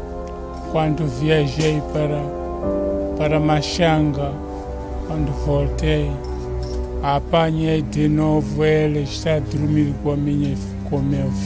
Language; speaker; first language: Portuguese; non-native, local second language; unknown